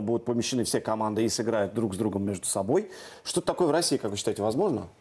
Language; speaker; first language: Russian; native; Russian